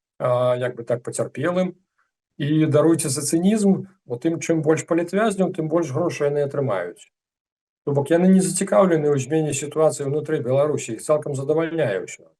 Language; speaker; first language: Belarusian; non-native, local second language; Russian